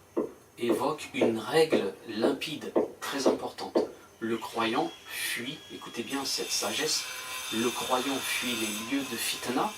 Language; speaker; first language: French; native; French